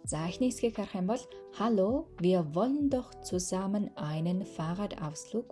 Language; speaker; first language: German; non-native, fluent; Mongolian